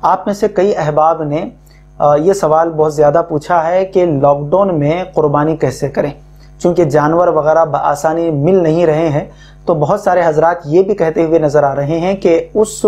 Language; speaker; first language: Urdu; native; Urdu